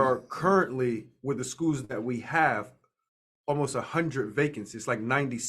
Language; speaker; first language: English; native; English